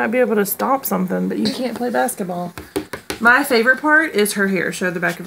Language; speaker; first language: English; native; English